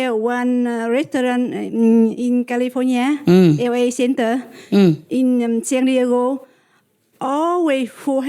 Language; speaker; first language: English; non-native, learner; Vietnamese